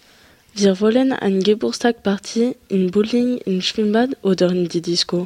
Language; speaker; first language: German; non-native, learner; French